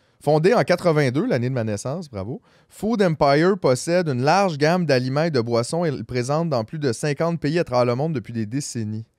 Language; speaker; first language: French; native; French